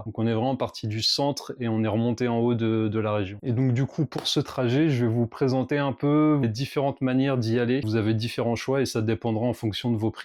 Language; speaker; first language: French; native; French